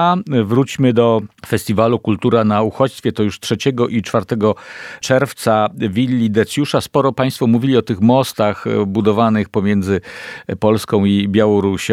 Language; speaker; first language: Polish; native; Polish